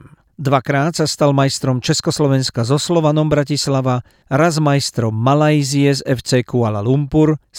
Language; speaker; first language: Slovak; native; Slovak